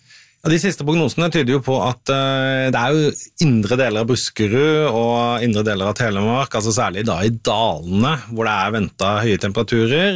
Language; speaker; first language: Norwegian; native; Norwegian